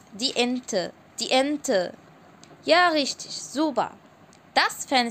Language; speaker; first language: German; non-native, fluent; Arabic